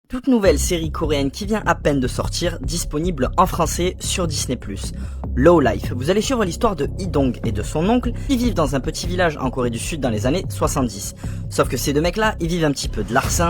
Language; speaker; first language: French; native; French